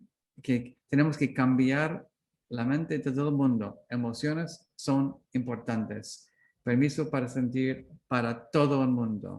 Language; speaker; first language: Spanish; non-native, learner; English